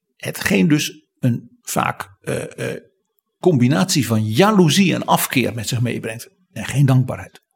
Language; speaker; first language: Dutch; native; Dutch